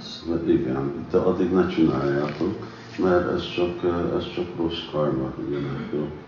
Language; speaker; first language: Hungarian; early bilingual, heritage; Hungarian